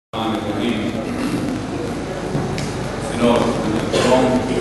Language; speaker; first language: Spanish; non-native, fluent; Urdu